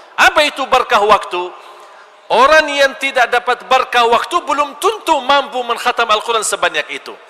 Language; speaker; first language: Malay; non-native, fluent; Arabic